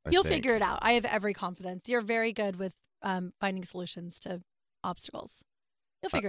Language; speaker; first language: English; native; English